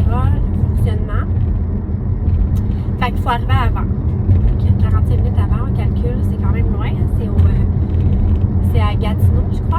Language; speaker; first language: French; native; French